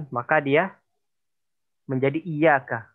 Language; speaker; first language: Indonesian; native; Indonesian